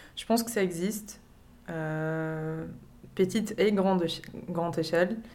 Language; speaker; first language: French; non-native, fluent; Portuguese